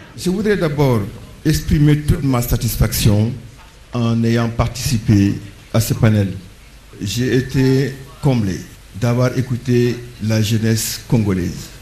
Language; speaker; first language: French; non-native, local second language; Wolof